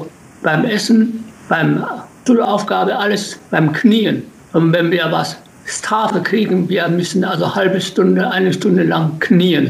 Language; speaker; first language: German; non-native, learner; Japanese